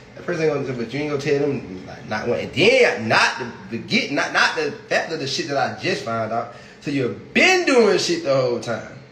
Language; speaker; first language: English; native; English